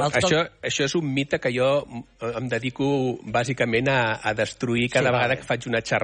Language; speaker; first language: Catalan; native; Catalan